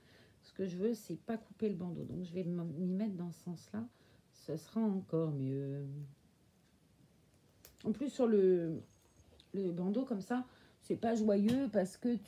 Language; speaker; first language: French; native; French